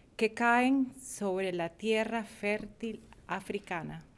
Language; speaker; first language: Spanish; native; Spanish